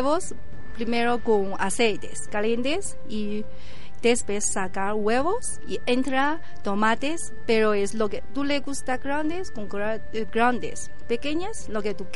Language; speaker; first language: Spanish; non-native, learner; Chinese